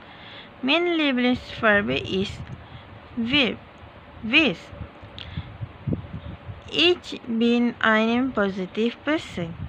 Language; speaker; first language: German; non-native, learner; Malay